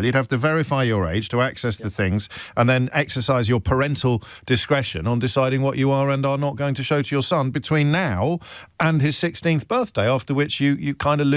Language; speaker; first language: English; native; English